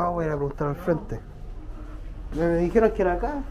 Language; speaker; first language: Spanish; native; Spanish